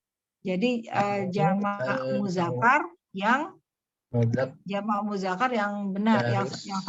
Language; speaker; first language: Indonesian; native; Indonesian